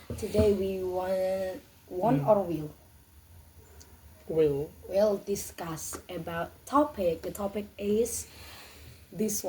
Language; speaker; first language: English; non-native, learner; Indonesian